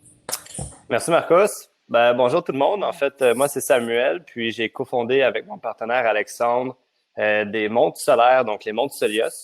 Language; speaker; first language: French; native; French